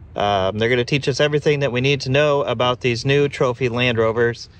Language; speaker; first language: English; native; English